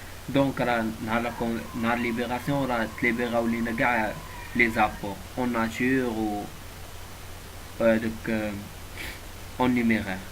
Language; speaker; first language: Arabic; native; Arabic